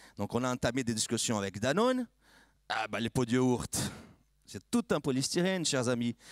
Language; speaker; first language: French; non-native, fluent; Portuguese